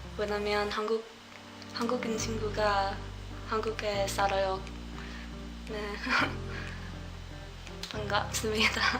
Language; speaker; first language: Korean; non-native, learner; English